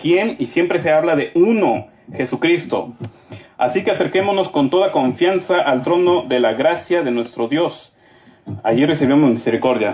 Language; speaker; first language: Spanish; native; Spanish